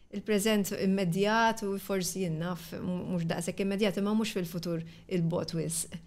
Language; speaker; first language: Maltese; native; Maltese